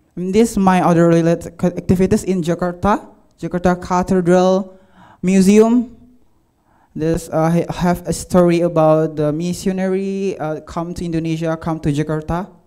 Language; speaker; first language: English; non-native, learner; Indonesian